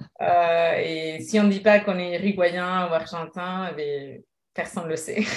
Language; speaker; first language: French; non-native, fluent; Spanish